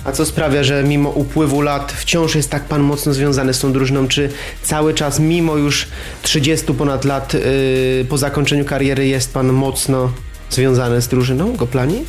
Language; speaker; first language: Polish; native; Polish